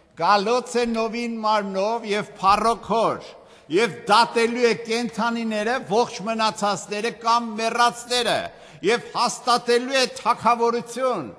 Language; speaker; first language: Armenian; native; Armenian